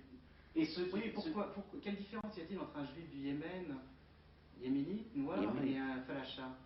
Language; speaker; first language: French; native; French